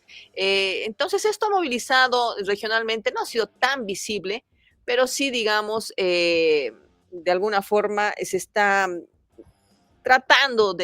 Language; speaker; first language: Spanish; native; Spanish